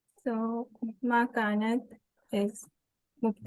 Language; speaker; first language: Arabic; non-native, learner; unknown